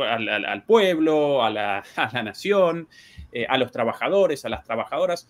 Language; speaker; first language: Spanish; native; Spanish